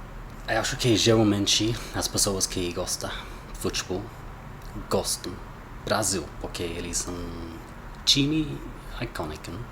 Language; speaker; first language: Portuguese; non-native, learner; English